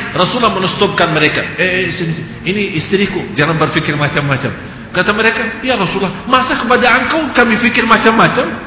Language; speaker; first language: Indonesian; non-native, fluent; Arabic